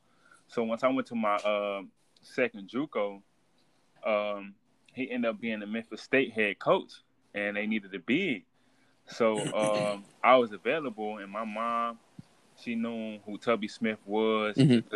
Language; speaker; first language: English; native; English